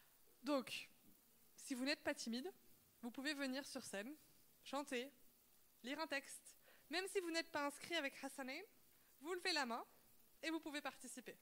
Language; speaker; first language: French; native; French